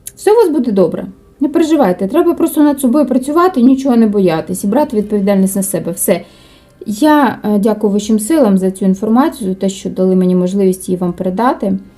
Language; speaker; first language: Ukrainian; non-native, local second language; Russian